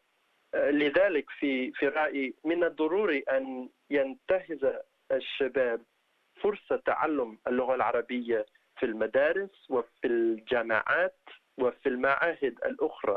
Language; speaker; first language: Arabic; non-native, fluent; English